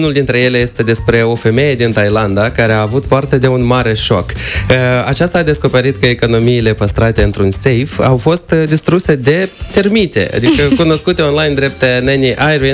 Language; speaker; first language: Romanian; native; Romanian